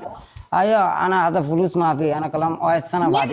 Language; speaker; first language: Arabic; non-native, learner; Bangla